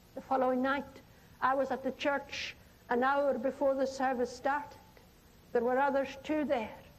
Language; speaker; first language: English; non-native, local second language; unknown